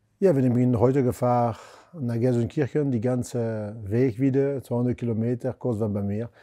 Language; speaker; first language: German; non-native, fluent; French